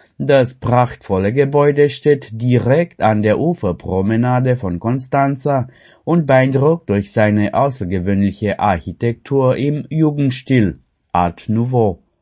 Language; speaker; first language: German; non-native, fluent; Romanian